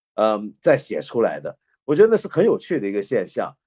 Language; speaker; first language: Chinese; non-native, local second language; Cantonese